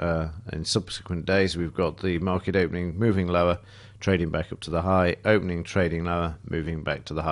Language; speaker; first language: English; native; English